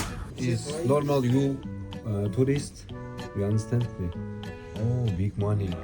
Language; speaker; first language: English; non-native, learner; Kyrgyz